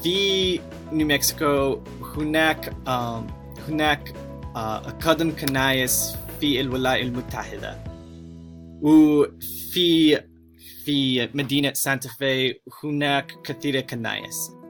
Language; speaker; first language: Arabic; non-native, learner; English